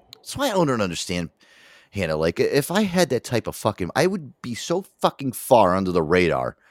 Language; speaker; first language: English; native; English